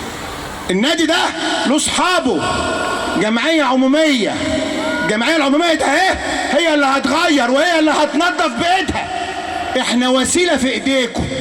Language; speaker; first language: Arabic; native; Arabic